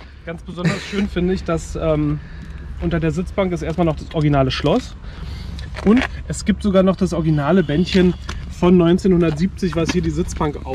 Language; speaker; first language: German; native; German